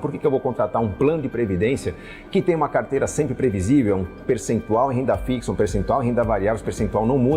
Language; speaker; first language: Portuguese; native; Portuguese